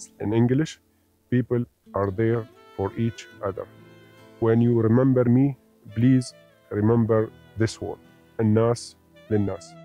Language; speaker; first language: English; non-native, fluent; Arabic